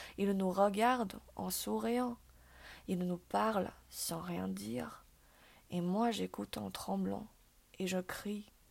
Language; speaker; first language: French; non-native, fluent; Chinese